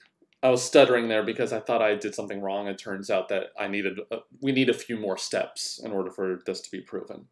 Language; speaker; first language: English; native; English